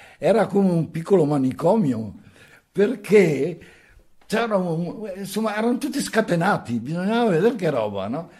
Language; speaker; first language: Italian; native; Italian